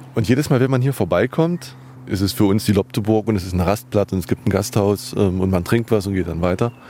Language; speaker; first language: German; native; German